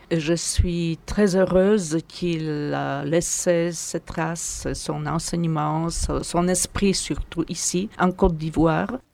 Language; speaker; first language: French; non-native, fluent; Polish